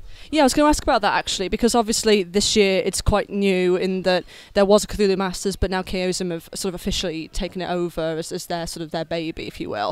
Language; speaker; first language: English; native; English